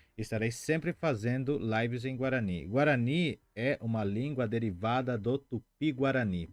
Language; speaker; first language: Portuguese; non-native, fluent; Guarani